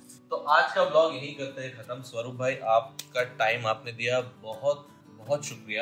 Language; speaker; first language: Hindi; native; Hindi